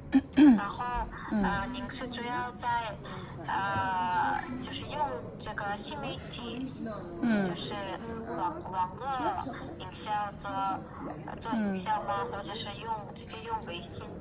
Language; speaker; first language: Chinese; non-native, fluent; Mongolian